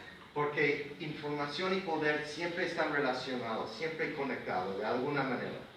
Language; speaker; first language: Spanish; non-native, fluent; English